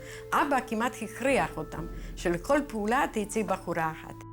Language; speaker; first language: Hebrew; non-native, fluent; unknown